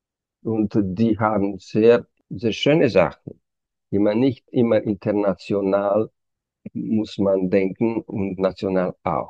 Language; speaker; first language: German; non-native, fluent; Romanian